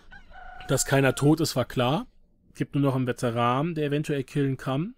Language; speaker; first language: German; native; German